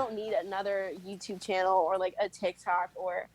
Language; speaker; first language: English; native; English